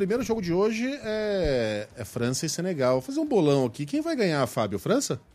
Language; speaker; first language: Portuguese; native; Portuguese